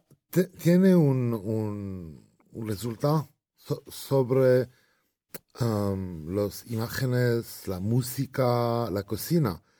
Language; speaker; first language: Spanish; non-native, fluent; Arabic